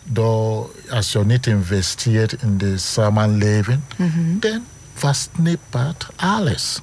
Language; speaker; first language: Dutch; non-native, learner; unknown